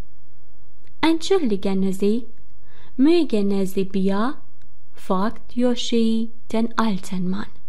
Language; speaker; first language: German; non-native, fluent; Persian